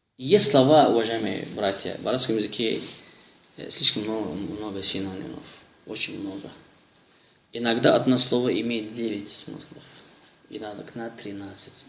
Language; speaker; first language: Russian; non-native, local second language; Azerbaijani